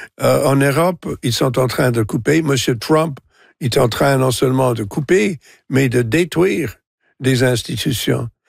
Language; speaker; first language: French; non-native, local second language; English